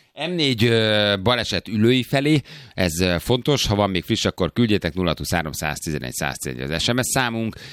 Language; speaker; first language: Hungarian; native; Hungarian